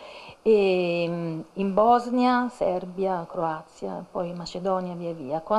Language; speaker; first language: Italian; native; Italian